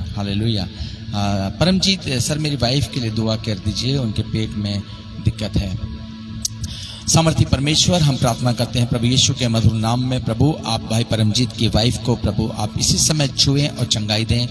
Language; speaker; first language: Hindi; native; Hindi